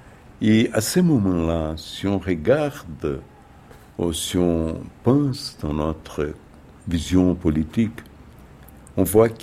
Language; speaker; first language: French; non-native, fluent; Portuguese